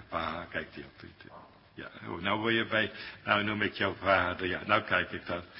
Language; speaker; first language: Dutch; native; Dutch